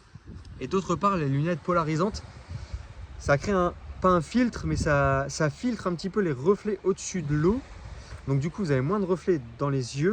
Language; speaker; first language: French; native; French